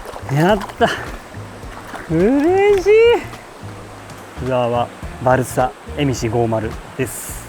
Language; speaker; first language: Japanese; native; Japanese